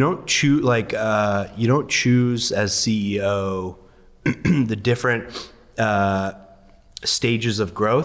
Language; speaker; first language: English; early bilingual, other home language; Persian